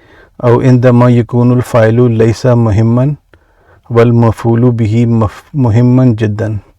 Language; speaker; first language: Arabic; non-native, fluent; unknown